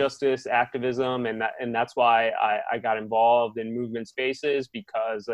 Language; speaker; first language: English; native; English